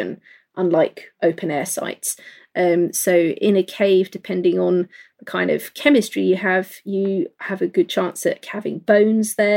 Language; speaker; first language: English; native; English